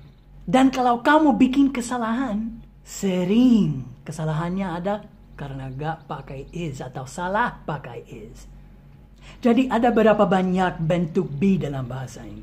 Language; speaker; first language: Indonesian; non-native, fluent; English